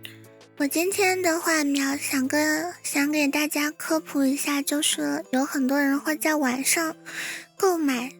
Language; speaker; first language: Chinese; native; Chinese